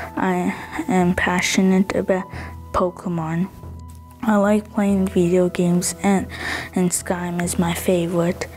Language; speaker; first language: English; native; English